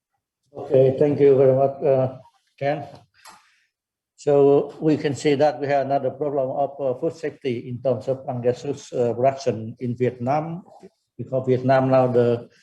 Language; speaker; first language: English; non-native, fluent; Vietnamese